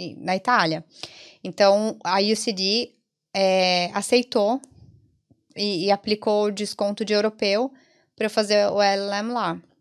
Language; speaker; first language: Portuguese; early bilingual, other home language; Italian